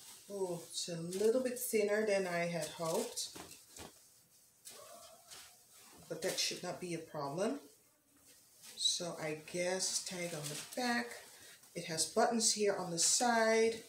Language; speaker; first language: English; non-native, fluent; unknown